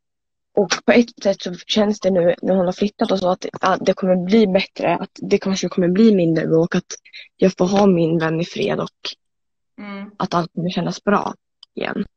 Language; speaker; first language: Swedish; native; Swedish